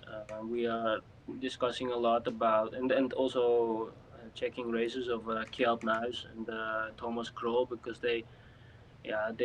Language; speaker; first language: English; non-native, fluent; Dutch